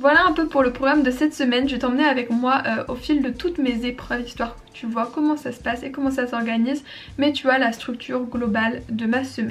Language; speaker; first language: French; native; French